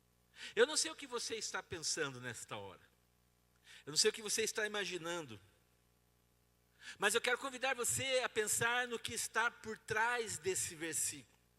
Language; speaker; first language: Portuguese; native; Portuguese